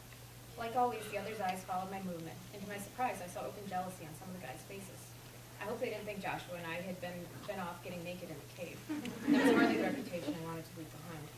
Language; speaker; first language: English; native; English